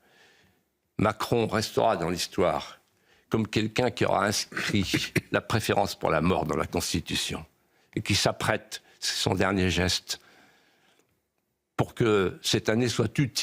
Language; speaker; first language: French; native; French